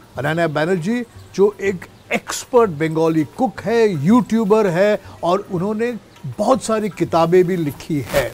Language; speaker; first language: Hindi; non-native, local second language; Marathi